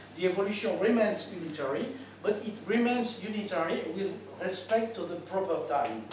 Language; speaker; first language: English; non-native, fluent; French